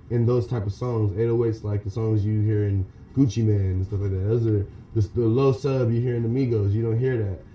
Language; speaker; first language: English; native; English